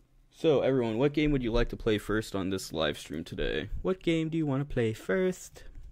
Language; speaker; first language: English; native; English